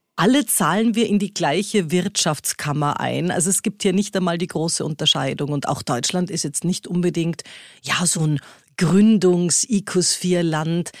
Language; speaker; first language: German; native; German